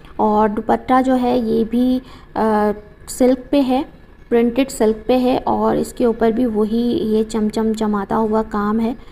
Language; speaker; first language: Urdu; native; Urdu